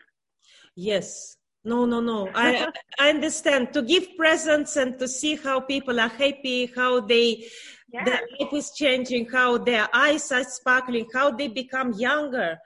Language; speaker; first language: English; non-native, learner; Russian